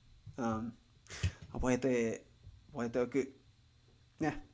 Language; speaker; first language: Japanese; non-native, learner; Spanish